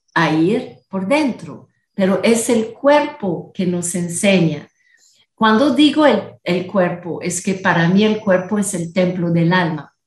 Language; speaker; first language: Spanish; non-native, fluent; English